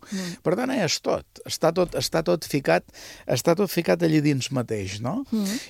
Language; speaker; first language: Catalan; native; Catalan